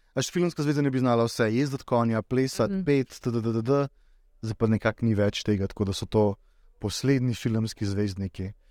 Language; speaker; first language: Slovenian; native; Slovenian